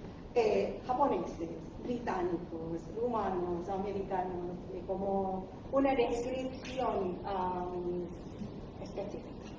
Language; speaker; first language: Spanish; non-native, learner; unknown